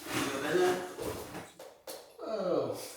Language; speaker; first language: Italian; non-native, learner; English